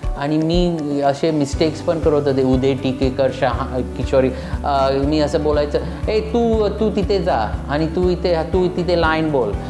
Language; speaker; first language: Marathi; early bilingual, heritage; Marathi